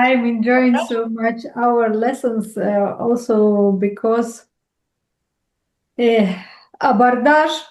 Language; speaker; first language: English; non-native, fluent; Russian